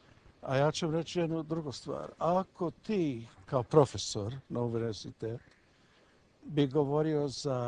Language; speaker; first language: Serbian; early bilingual, heritage; English